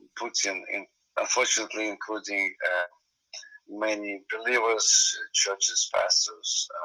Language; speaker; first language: English; non-native, fluent; Ukrainian